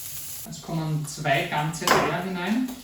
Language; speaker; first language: German; native; German